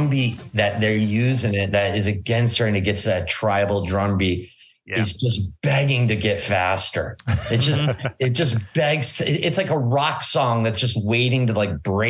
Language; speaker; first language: English; native; English